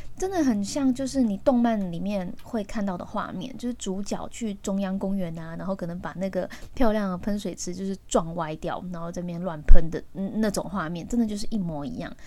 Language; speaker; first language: Chinese; early bilingual, heritage; Chinese